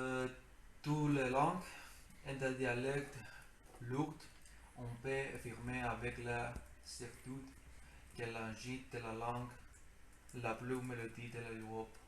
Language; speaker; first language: French; non-native, learner; Greek